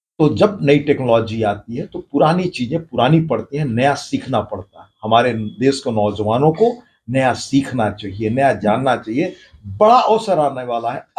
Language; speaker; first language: Hindi; native; Hindi